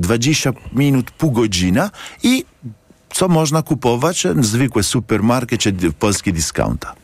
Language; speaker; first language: Polish; non-native, learner; Italian